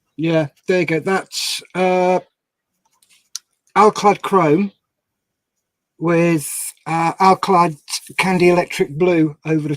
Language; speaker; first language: English; native; English